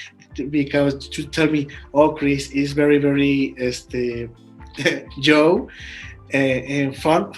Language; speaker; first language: English; non-native, learner; Spanish